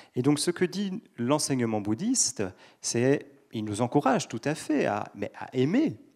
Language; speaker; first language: French; native; French